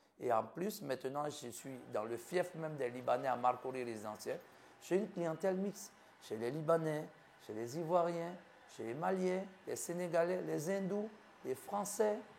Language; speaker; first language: French; native; French